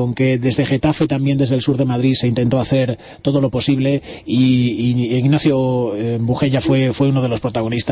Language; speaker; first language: Spanish; native; Spanish